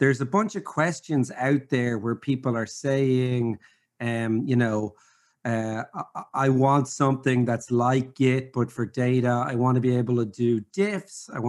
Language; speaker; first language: English; native; English